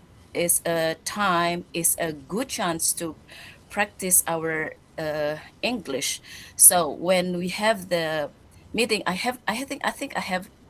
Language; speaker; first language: English; non-native, learner; Indonesian